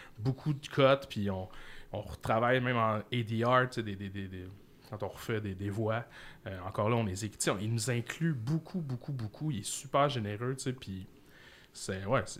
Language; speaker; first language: French; native; French